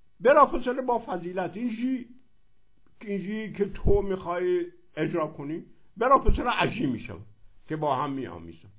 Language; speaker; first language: Persian; native; Persian